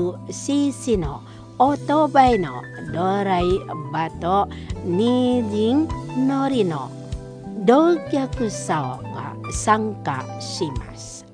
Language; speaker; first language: Japanese; non-native, fluent; Indonesian